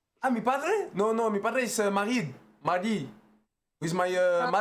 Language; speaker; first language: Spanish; non-native, learner; French